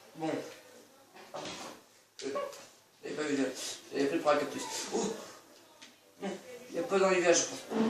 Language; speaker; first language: French; native; French